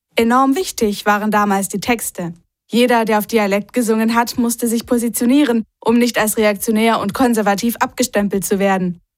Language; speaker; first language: German; native; German